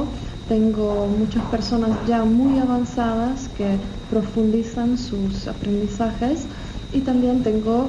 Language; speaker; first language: Spanish; non-native, fluent; Czech